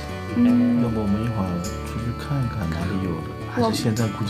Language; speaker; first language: Chinese; native; Chinese